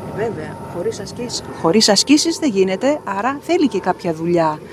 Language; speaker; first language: Greek; native; Greek